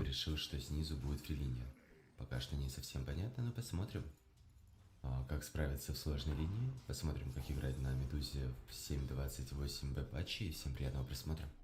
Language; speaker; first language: Russian; native; Russian